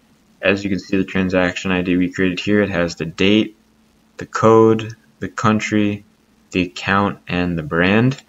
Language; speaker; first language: English; native; English